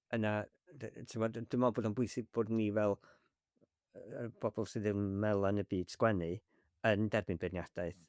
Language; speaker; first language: Welsh; native; Welsh